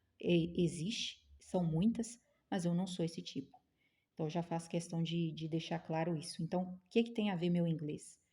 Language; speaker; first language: Portuguese; native; Portuguese